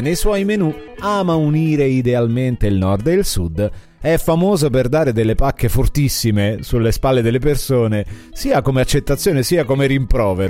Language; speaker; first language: Italian; native; Italian